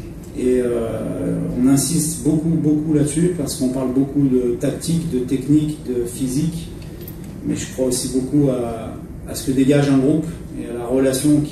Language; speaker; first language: French; native; French